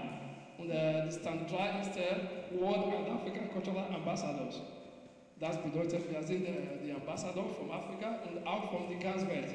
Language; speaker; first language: German; non-native, learner; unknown